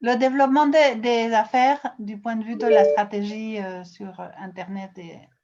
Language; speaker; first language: French; non-native, fluent; Spanish